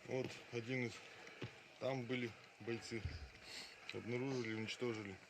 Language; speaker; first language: Russian; native; Russian